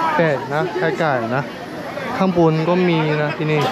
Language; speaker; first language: Thai; non-native, fluent; Chinese